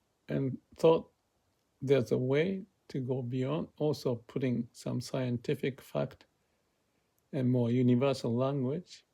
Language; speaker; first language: English; non-native, fluent; Japanese